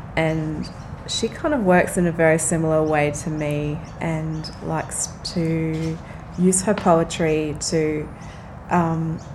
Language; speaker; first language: English; native; English